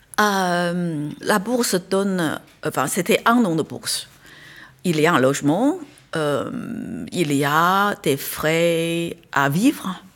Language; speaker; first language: French; non-native, fluent; Chinese